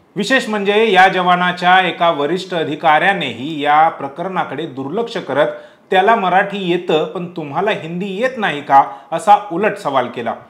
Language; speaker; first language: Marathi; native; Marathi